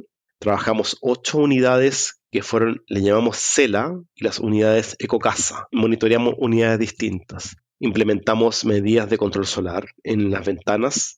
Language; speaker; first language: Spanish; native; Spanish